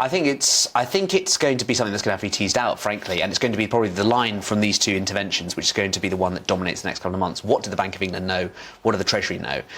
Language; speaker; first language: English; native; English